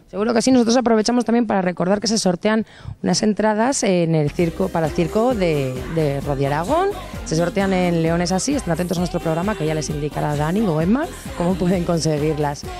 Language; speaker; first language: Spanish; native; Spanish